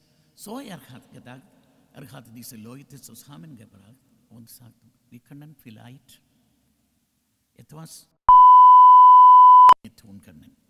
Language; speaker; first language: German; non-native, learner; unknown